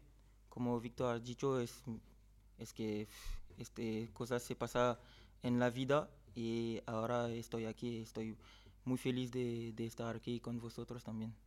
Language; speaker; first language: Spanish; non-native, fluent; French